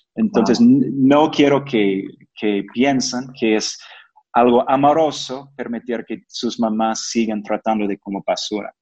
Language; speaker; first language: Spanish; non-native, fluent; English